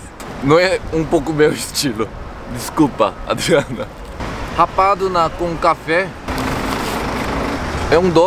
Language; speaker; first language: Portuguese; non-native, learner; Korean